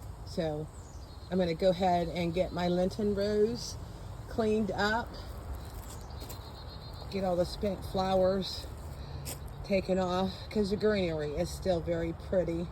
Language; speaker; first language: English; native; English